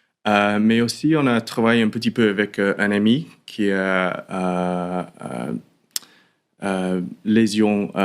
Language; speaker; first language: French; non-native, fluent; English